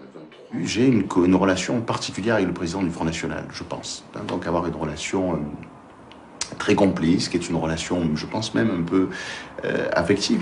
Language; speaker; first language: French; native; French